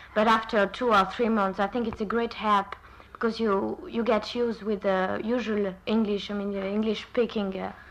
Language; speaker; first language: English; non-native, fluent; French